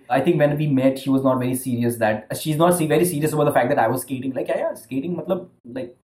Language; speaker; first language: English; non-native, local second language; Gujarati